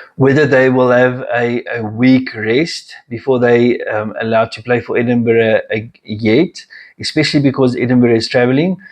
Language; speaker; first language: English; non-native, local second language; Afrikaans